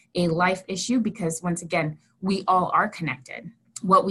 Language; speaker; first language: English; native; English